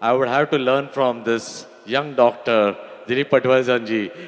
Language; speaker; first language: English; non-native, local second language; Marathi